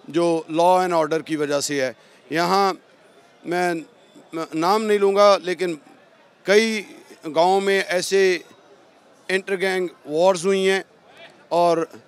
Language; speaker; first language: Hindi; non-native, local second language; Punjabi